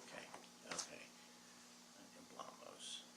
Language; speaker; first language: Spanish; non-native, learner; English